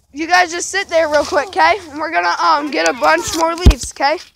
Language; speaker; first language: English; native; English